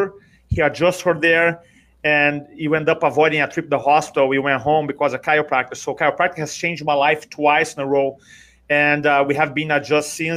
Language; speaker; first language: English; non-native, fluent; Portuguese